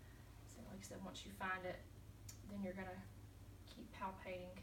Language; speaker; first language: English; native; English